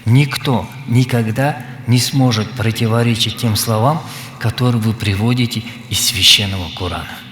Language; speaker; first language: Russian; non-native, local second language; Kazakh